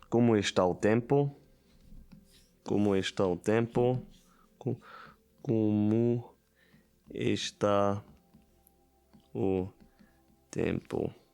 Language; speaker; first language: Portuguese; non-native, learner; German